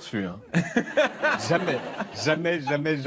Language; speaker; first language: French; native; French